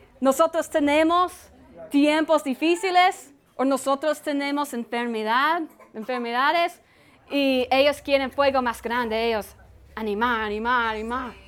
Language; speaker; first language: Spanish; non-native, learner; English